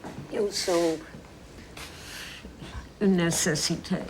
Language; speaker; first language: French; non-native, fluent; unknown